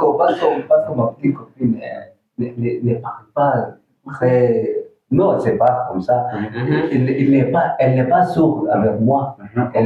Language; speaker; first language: French; non-native, learner; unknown